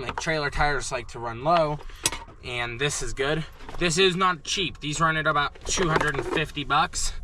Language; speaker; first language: English; native; English